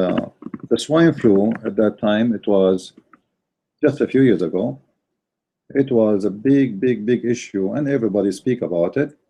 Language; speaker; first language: English; non-native, fluent; Arabic